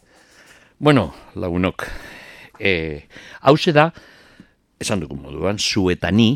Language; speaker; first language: Basque; native; Basque